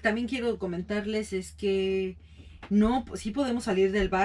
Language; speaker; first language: Spanish; native; Spanish